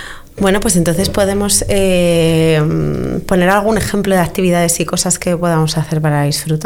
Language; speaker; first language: Spanish; native; Spanish